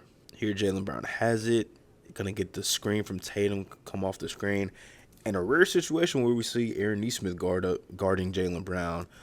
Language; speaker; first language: English; native; English